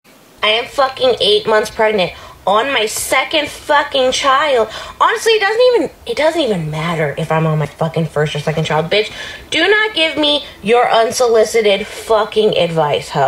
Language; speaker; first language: English; native; English